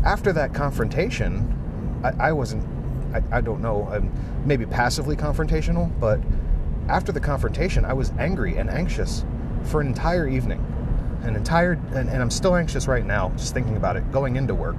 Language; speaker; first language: English; native; English